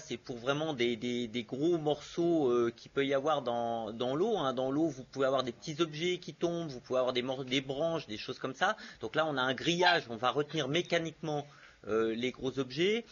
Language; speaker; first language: French; native; French